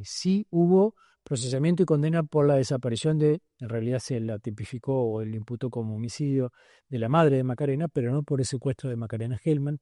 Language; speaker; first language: Spanish; native; Spanish